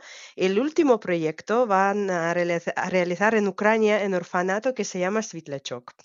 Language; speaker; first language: Spanish; non-native, fluent; Ukrainian